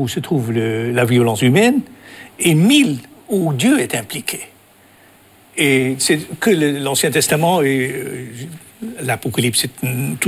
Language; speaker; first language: French; non-native, fluent; Dutch